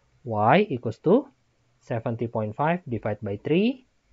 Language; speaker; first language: English; non-native, fluent; Indonesian